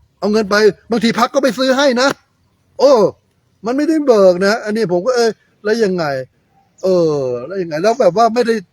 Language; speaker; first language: Thai; native; Thai